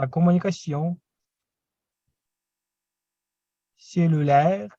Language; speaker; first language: French; non-native, learner; Russian